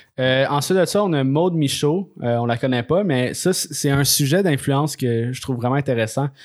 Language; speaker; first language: French; native; French